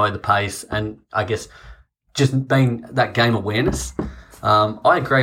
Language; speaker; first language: English; native; English